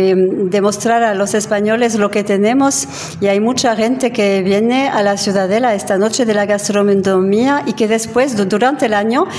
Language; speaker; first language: Spanish; non-native, fluent; French